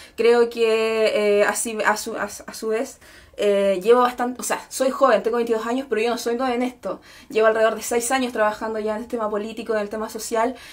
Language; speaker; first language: Spanish; native; Spanish